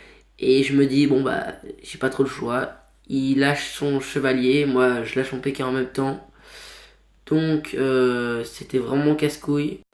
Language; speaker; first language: French; native; French